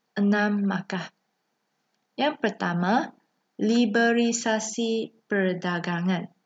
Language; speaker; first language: Malay; non-native, local second language; Chinese